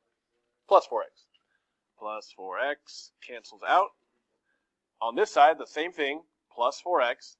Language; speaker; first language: English; native; English